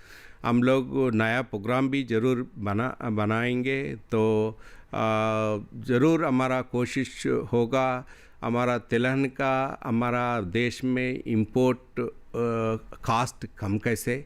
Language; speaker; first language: Hindi; non-native, local second language; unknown